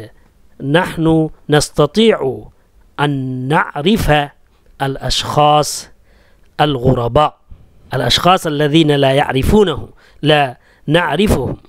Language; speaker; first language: Urdu; native; Urdu